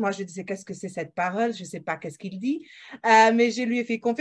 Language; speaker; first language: French; non-native, fluent; Portuguese